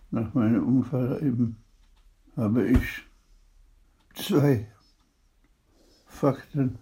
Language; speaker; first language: German; non-native, fluent; Polish